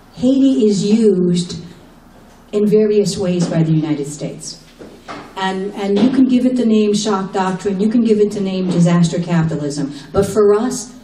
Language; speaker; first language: English; native; English